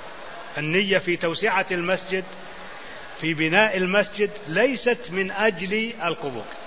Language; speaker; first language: Arabic; native; Arabic